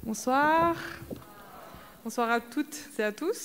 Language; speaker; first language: French; native; French